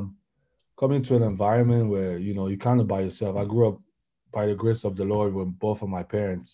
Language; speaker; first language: English; non-native, local second language; French